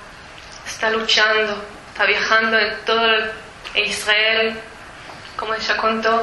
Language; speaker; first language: Spanish; early bilingual, heritage; Spanish